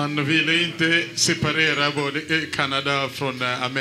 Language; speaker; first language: Swedish; non-native, fluent; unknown